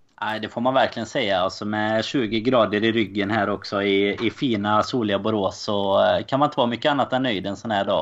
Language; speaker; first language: Swedish; native; Swedish